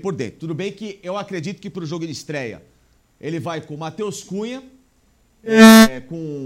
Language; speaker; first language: Portuguese; native; Portuguese